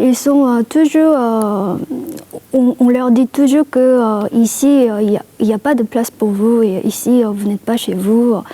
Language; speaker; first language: French; non-native, fluent; Korean